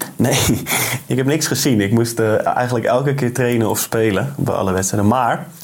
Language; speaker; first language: Dutch; native; Dutch